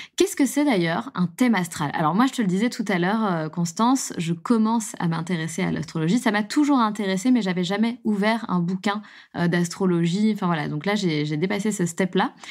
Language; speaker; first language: French; native; French